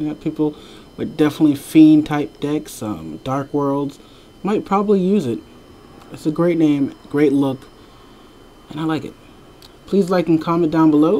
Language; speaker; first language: English; native; English